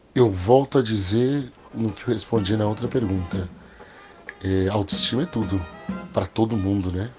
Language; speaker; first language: Portuguese; early bilingual, other home language; English